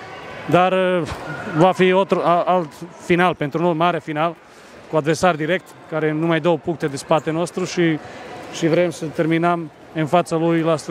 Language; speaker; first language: Romanian; non-native, fluent; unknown